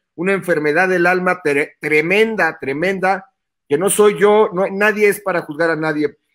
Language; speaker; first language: Spanish; native; Spanish